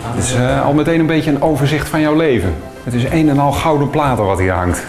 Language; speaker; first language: Dutch; native; Dutch